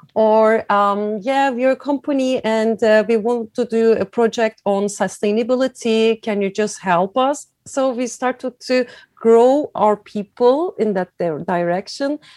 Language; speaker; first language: English; non-native, fluent; Turkish